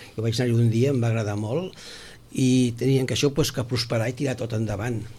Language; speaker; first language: Catalan; non-native, local second language; Spanish